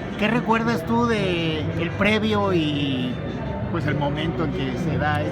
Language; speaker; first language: Spanish; native; Spanish